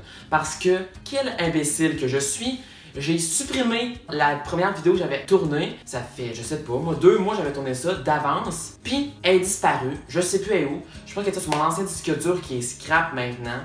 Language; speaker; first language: French; native; French